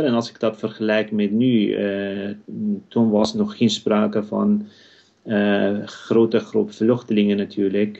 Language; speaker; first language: Dutch; non-native, fluent; Kurdish